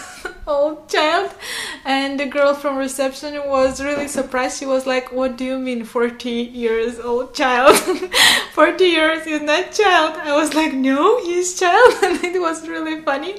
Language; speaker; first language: English; non-native, fluent; Armenian